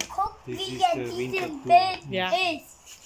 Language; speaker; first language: German; non-native, learner; Cebuano